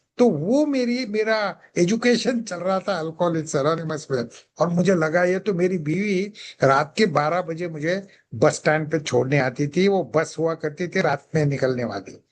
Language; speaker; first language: Hindi; non-native, local second language; Marathi